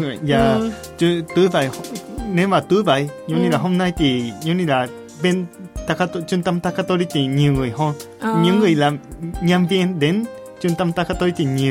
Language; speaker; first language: Vietnamese; non-native, fluent; Japanese